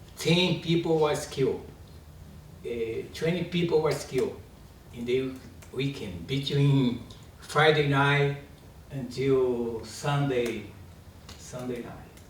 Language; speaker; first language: English; non-native, learner; Portuguese